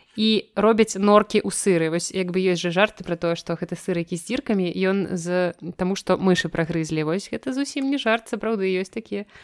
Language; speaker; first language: Belarusian; non-native, local second language; Russian